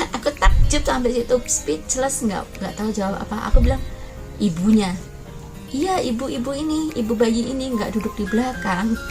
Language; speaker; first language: Indonesian; non-native, local second language; Javanese